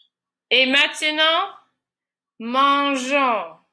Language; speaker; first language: French; non-native, fluent; English